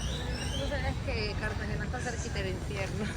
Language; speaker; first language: Spanish; native; Spanish